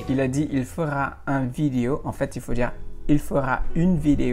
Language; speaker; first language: French; non-native, fluent; Indonesian